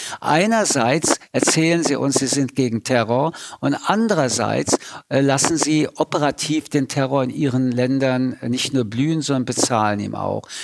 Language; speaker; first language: German; early bilingual, other home language; French